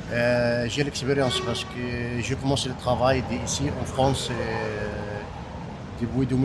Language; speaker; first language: French; non-native, fluent; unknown